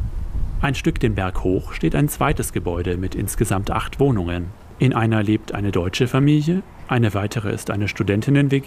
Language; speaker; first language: German; native; German